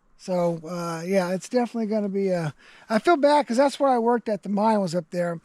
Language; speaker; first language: English; native; English